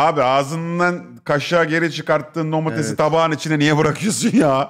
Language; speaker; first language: Turkish; native; Turkish